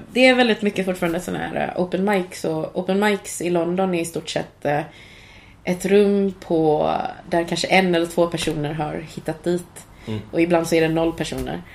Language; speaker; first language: Swedish; early bilingual, other home language; Cantonese